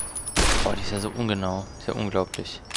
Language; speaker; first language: German; native; German